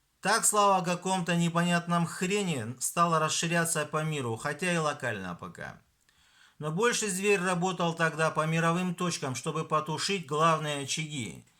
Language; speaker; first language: Russian; non-native, local second language; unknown